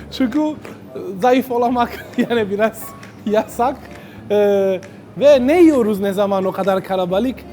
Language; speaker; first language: Turkish; non-native, learner; Italian